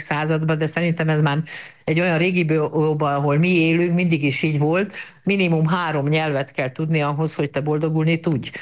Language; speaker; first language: Hungarian; native; Hungarian